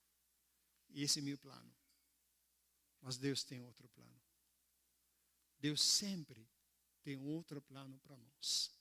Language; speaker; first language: Portuguese; non-native, learner; Arabic